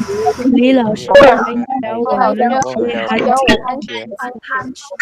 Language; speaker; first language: Chinese; non-native, learner; Indonesian